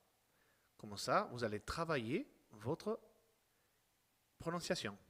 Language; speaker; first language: French; non-native, fluent; Spanish